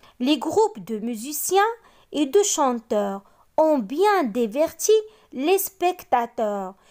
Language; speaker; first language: French; non-native, local second language; Arabic